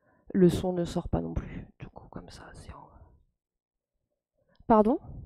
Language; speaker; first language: French; native; French